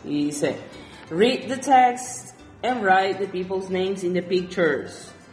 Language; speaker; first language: English; non-native, fluent; Spanish